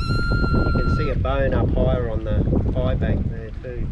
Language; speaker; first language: English; native; English